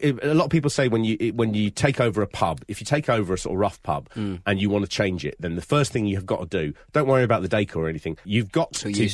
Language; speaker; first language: English; native; English